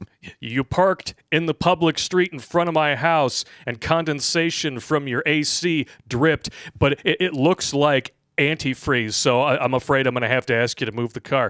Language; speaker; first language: English; native; English